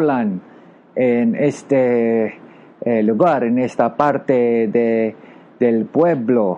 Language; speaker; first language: Spanish; non-native, learner; Filipino